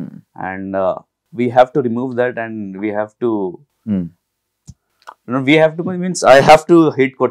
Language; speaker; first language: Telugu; non-native, local second language; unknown